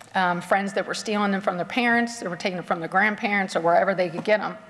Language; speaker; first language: English; native; English